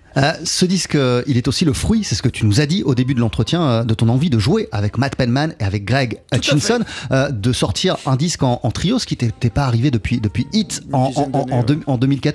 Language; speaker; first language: French; native; French